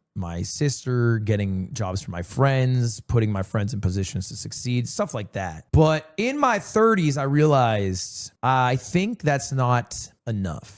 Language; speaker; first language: English; native; English